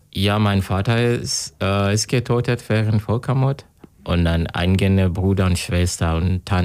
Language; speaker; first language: German; non-native, learner; Kinyarwanda